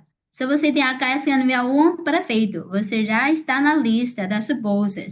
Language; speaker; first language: Portuguese; non-native, fluent; Chinese